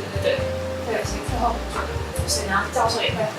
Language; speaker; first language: Chinese; native; Chinese